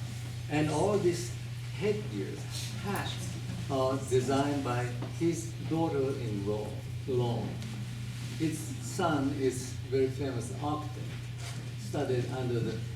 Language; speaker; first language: English; non-native, fluent; Japanese